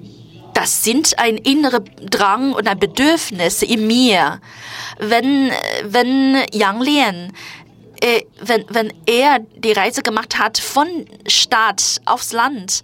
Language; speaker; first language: German; non-native, fluent; Chinese